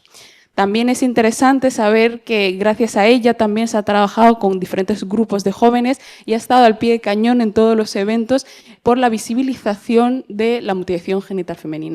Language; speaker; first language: Spanish; native; Spanish